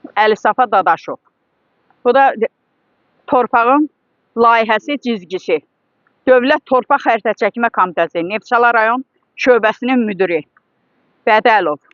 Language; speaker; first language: Azerbaijani; native; Azerbaijani